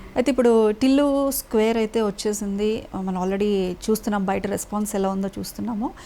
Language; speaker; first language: Telugu; native; Telugu